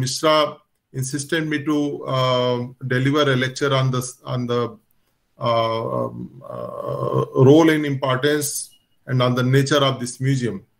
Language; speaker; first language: English; non-native, local second language; Hindi